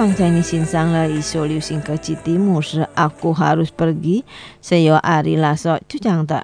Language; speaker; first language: Chinese; non-native, learner; Indonesian